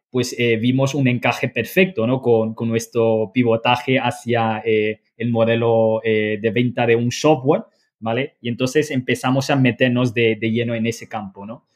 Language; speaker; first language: Spanish; non-native, fluent; Chinese